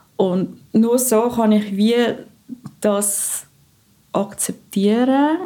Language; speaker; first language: German; non-native, fluent; Filipino